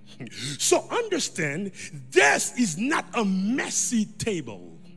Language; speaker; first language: English; non-native, fluent; Haitian Creole